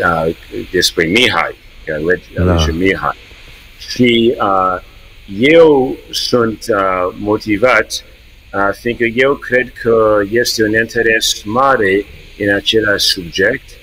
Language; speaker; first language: Romanian; early bilingual, heritage; English